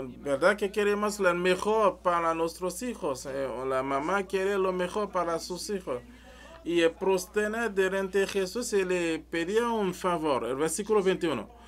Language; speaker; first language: Spanish; non-native, learner; French